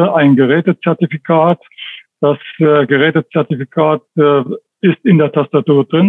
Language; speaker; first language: German; native; German